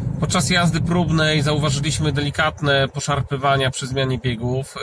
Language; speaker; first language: Polish; native; Polish